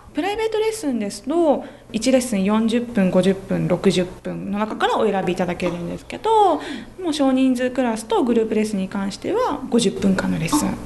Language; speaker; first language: Japanese; native; Japanese